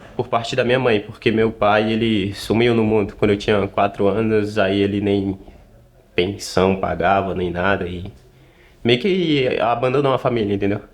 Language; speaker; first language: Portuguese; native; Portuguese